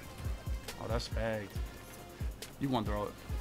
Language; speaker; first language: English; native; English